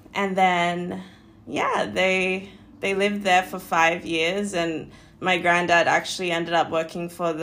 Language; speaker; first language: English; native; English